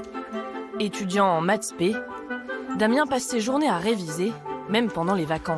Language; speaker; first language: French; native; French